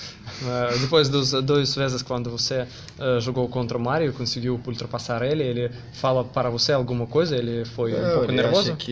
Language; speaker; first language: Portuguese; non-native, learner; Russian